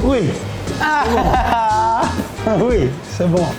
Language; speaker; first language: French; non-native, learner; Italian